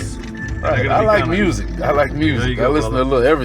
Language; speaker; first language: English; native; English